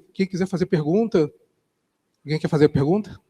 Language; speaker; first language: Portuguese; native; Portuguese